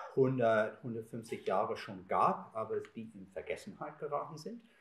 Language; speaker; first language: German; non-native, fluent; English